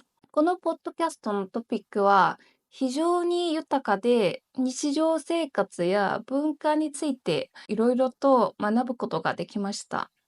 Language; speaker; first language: Japanese; non-native, learner; Chinese